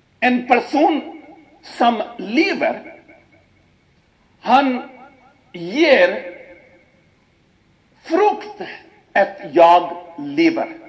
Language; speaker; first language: Swedish; non-native, fluent; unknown